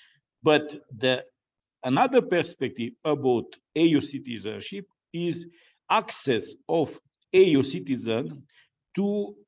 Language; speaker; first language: English; non-native, fluent; Romanian